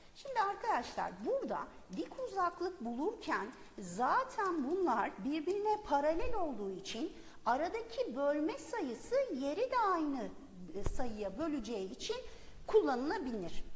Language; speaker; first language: Turkish; native; Turkish